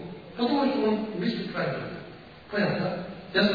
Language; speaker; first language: Russian; non-native, learner; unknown